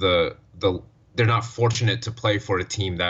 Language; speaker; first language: English; native; English